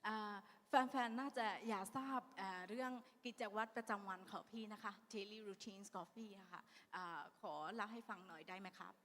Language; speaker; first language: Thai; non-native, fluent; Burmese